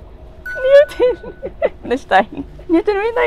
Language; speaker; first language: Japanese; non-native, learner; Arabic